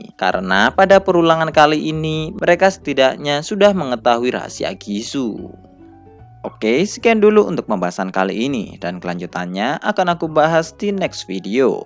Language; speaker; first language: Indonesian; native; Indonesian